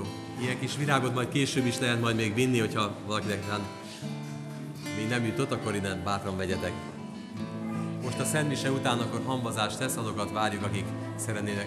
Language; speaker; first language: Hungarian; native; Hungarian